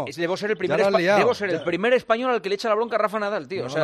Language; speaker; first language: Spanish; native; Spanish